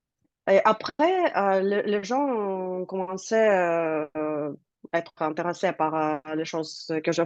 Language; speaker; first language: French; non-native, learner; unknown